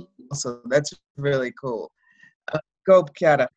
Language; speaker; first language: English; native; English